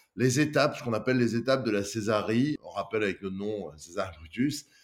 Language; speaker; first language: French; native; French